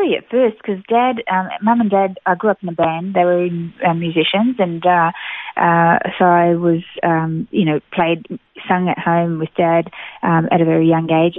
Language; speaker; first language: English; native; English